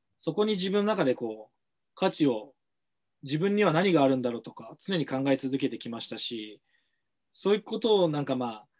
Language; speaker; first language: Japanese; native; Japanese